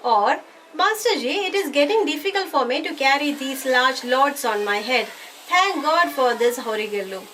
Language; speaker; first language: English; non-native, local second language; Malayalam